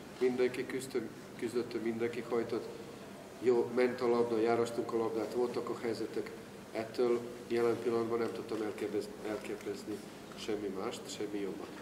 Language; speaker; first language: Hungarian; non-native, fluent; Serbian